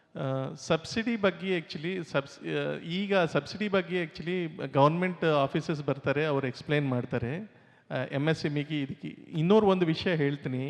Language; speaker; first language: Kannada; non-native, local second language; Telugu